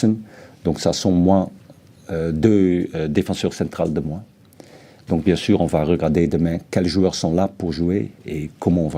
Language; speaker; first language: French; non-native, fluent; Dutch